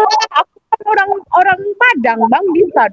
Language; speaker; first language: Indonesian; non-native, local second language; Minangkabau